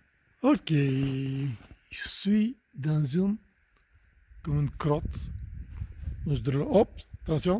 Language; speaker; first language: French; non-native, fluent; Bulgarian